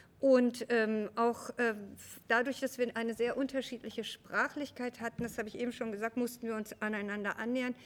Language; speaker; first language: German; early bilingual, other home language; Persian